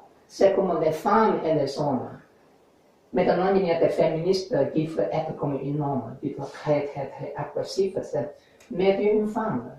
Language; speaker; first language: French; non-native, learner; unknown